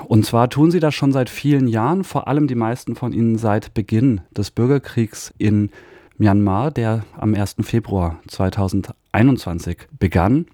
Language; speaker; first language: German; native; German